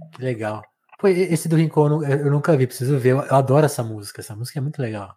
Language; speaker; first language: Portuguese; native; Portuguese